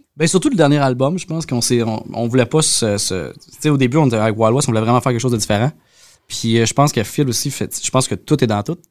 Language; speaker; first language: French; native; French